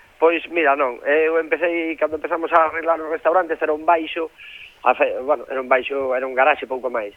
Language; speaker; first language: Galician; native; Galician